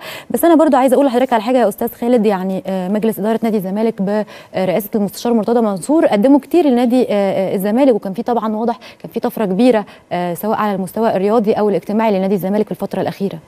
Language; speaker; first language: Arabic; native; Arabic